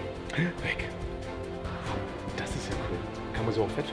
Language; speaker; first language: German; native; German